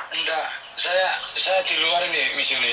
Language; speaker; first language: Indonesian; non-native, local second language; Javanese